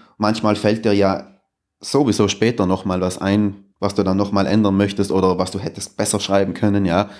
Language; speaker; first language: German; native; German